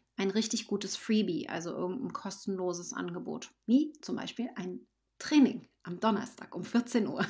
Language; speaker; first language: German; native; German